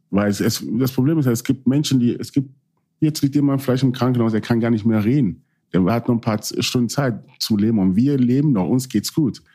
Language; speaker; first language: German; early bilingual, other home language; Akan